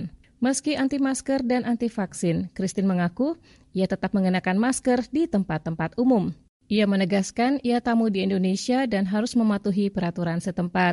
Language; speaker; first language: Indonesian; native; Indonesian